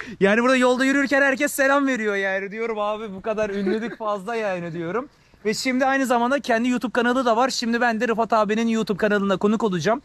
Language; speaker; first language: Turkish; native; Turkish